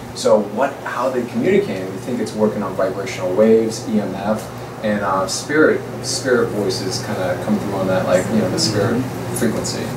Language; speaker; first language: English; native; English